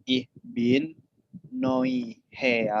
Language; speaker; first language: German; non-native, learner; Indonesian